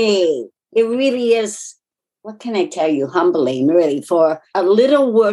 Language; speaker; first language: English; non-native, fluent; Japanese